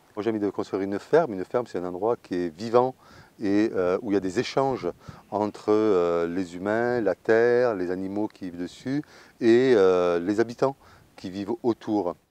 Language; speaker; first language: French; native; French